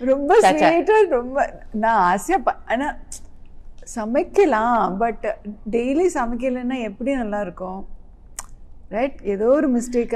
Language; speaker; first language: Tamil; non-native, local second language; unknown